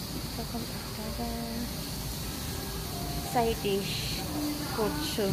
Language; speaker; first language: Korean; non-native, learner; Filipino